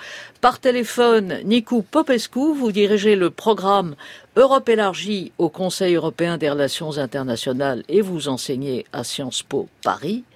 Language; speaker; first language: French; native; French